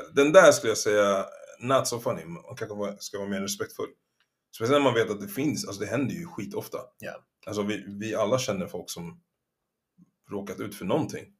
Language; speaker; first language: Swedish; native; Swedish